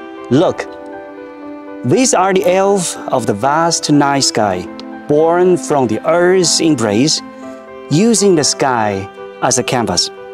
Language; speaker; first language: English; non-native, fluent; Chinese